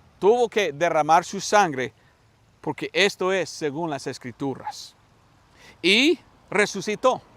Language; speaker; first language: Spanish; non-native, fluent; English